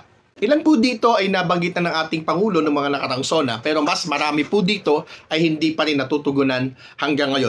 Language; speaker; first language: Filipino; native; Filipino